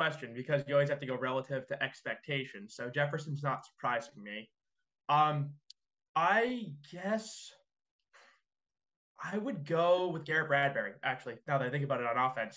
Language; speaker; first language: English; native; English